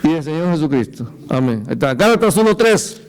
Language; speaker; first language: Spanish; native; Spanish